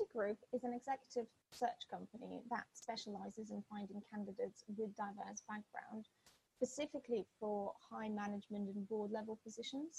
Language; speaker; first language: English; non-native, fluent; Russian